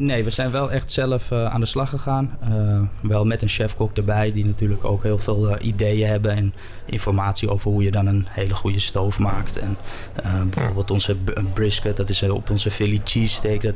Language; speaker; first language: Dutch; native; Dutch